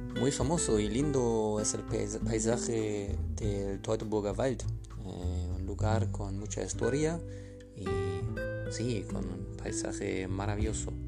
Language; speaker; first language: Spanish; non-native, learner; German